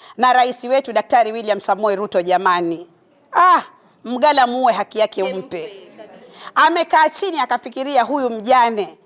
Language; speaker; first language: Swahili; native; Swahili